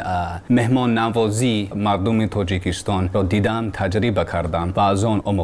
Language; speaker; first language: Persian; non-native, learner; English